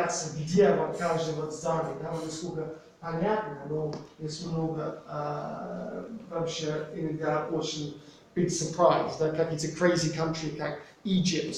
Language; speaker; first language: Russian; non-native, fluent; English